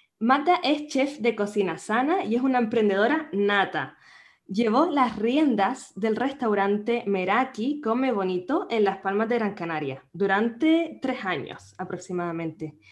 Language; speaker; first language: Spanish; native; Spanish